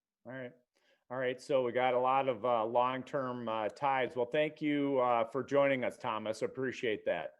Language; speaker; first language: English; native; English